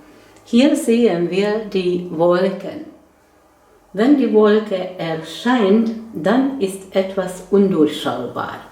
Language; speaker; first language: German; non-native, fluent; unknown